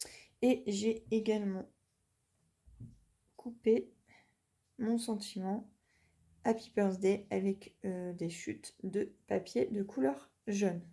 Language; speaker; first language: French; native; French